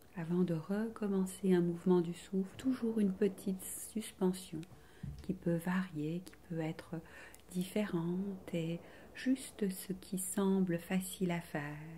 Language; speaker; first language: French; native; French